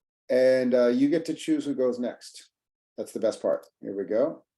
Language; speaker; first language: English; native; English